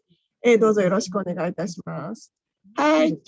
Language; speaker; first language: Japanese; native; Japanese